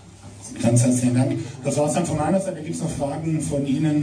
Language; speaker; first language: German; native; German